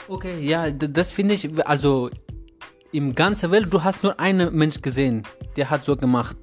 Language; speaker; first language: German; non-native, learner; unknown